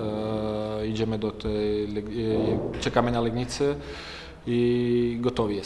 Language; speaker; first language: Polish; non-native, fluent; Croatian